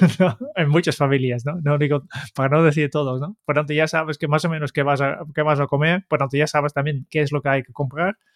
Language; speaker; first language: Spanish; non-native, fluent; Dutch